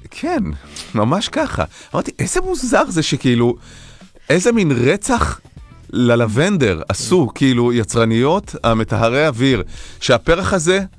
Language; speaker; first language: Hebrew; native; Hebrew